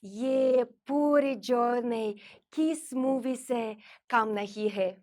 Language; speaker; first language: Hindi; non-native, learner; Russian